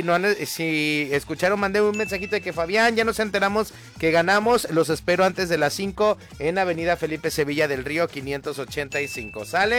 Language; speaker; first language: Spanish; native; Spanish